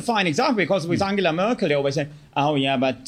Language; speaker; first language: English; non-native, fluent; German